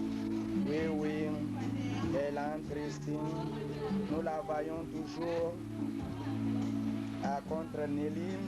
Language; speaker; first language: French; non-native, local second language; Swahili